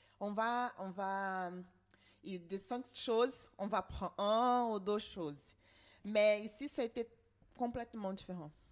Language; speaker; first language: French; non-native, learner; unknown